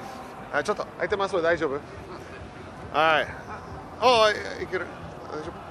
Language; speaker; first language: Japanese; non-native, fluent; English